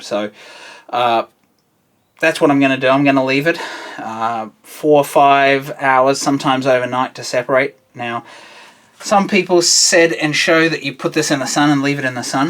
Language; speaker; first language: English; native; English